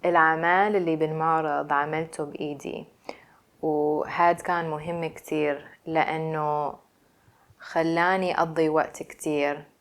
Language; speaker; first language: Arabic; early bilingual, other home language; English